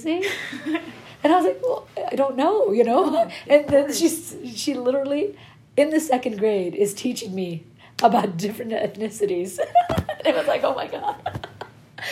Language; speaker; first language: English; early bilingual, other home language; Persian